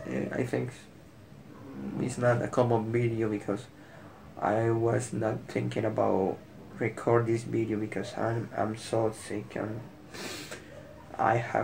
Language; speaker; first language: English; non-native, learner; Spanish